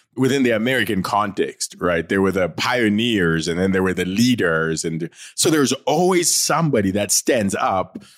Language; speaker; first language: English; non-native, local second language; North Ndebele